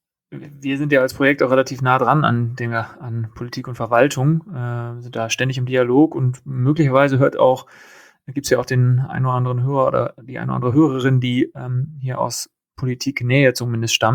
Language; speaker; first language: German; native; German